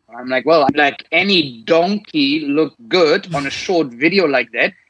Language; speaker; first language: English; non-native, fluent; German